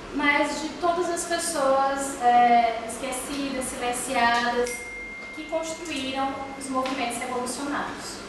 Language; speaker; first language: Portuguese; native; Portuguese